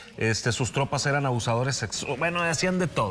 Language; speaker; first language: Spanish; native; Spanish